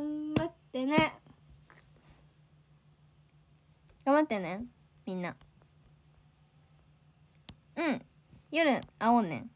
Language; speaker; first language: Japanese; native; Japanese